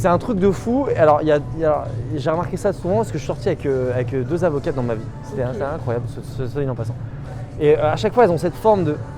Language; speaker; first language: French; native; French